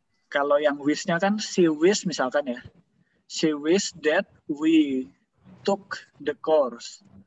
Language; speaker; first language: English; non-native, fluent; Indonesian